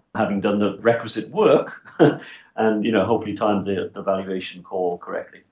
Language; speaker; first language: English; native; English